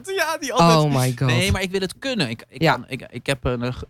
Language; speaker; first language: Dutch; native; Dutch